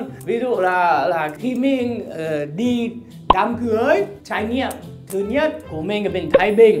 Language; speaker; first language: Vietnamese; non-native, fluent; English